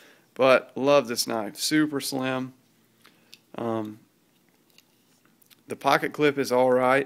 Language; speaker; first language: English; native; English